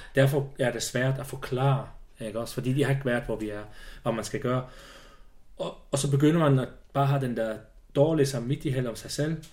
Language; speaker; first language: Danish; non-native, fluent; Swiss German